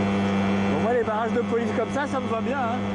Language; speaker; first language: French; native; French